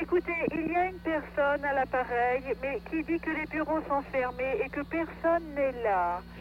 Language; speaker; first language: French; native; French